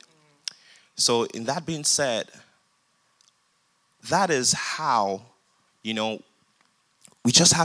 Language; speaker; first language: English; non-native, local second language; Yoruba